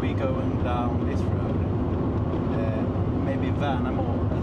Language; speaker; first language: English; non-native, fluent; Swedish